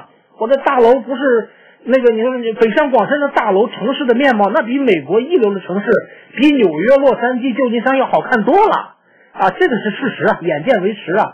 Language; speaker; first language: Chinese; native; Chinese